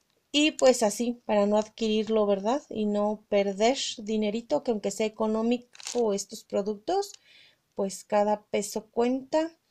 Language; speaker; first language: Spanish; native; Spanish